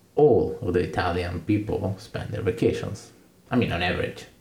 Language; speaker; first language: English; non-native, fluent; Italian